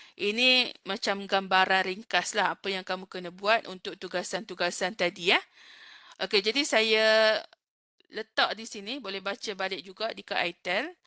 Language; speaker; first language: Malay; native; Malay